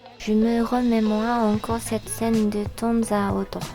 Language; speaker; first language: French; non-native, learner; Japanese